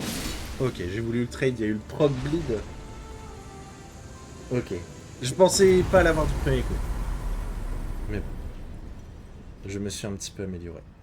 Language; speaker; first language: French; native; French